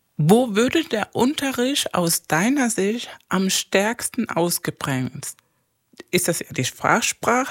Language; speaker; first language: German; non-native, fluent; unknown